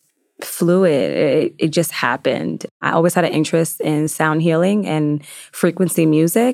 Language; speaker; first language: English; native; English